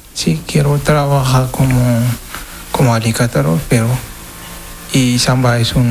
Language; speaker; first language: Spanish; non-native, learner; Wolof